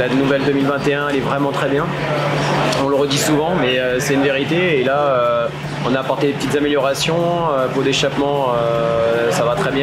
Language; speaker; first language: French; native; French